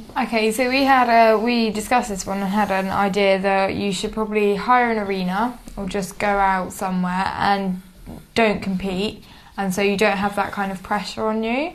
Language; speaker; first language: English; native; English